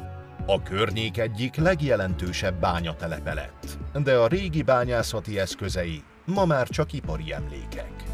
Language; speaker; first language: Hungarian; native; Hungarian